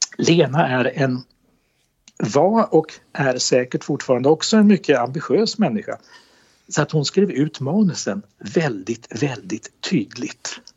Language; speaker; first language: Swedish; native; Swedish